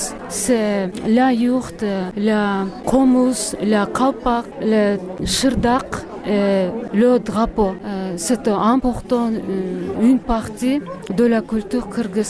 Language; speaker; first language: French; non-native, learner; Kyrgyz